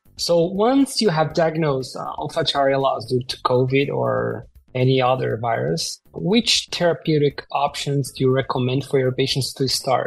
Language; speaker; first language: English; non-native, fluent; Portuguese